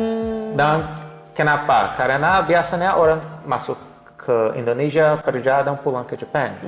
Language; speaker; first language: Indonesian; non-native, learner; Portuguese